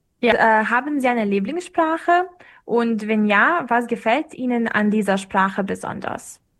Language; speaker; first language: German; non-native, fluent; Serbian